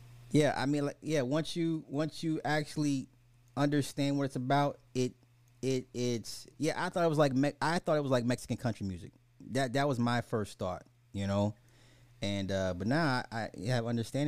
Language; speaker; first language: English; native; English